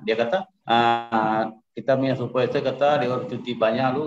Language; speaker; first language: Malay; non-native, local second language; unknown